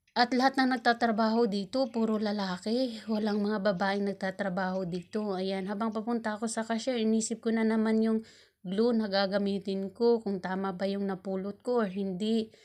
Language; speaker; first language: Filipino; native; Filipino